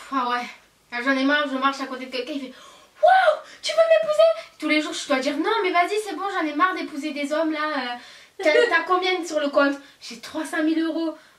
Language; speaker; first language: French; native; French